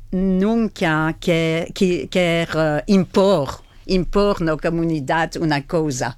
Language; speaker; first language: Portuguese; non-native, learner; French